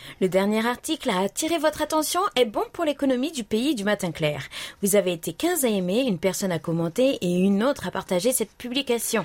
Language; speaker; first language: French; native; French